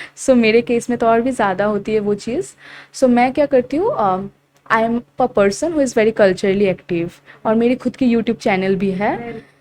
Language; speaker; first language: Hindi; non-native, local second language; Assamese